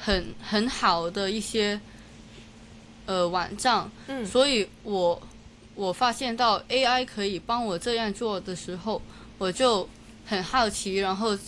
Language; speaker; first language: Chinese; non-native, learner; Cantonese